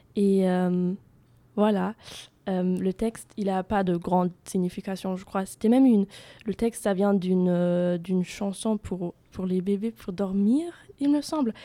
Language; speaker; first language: French; non-native, fluent; German